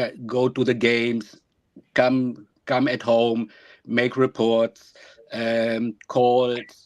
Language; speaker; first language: English; non-native, learner; German